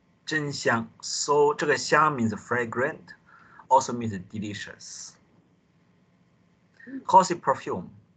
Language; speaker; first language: English; non-native, local second language; Chinese